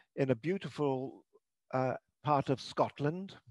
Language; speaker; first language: English; native; English